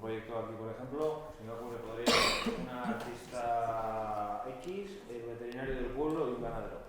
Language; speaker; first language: Spanish; native; Spanish